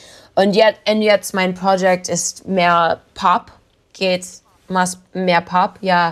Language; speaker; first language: German; non-native, learner; English